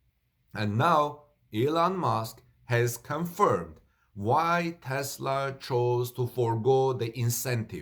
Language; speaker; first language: English; non-native, fluent; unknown